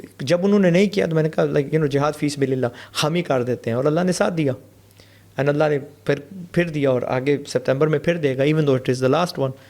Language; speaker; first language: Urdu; non-native, fluent; English